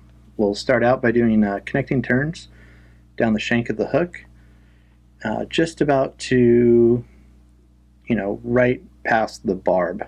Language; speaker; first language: English; native; English